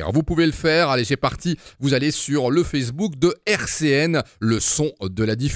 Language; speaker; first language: French; native; French